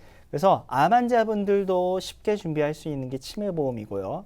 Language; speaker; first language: Korean; native; Korean